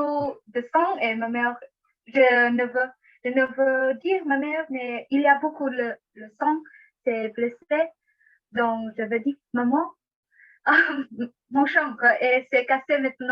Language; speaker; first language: French; non-native, learner; Vietnamese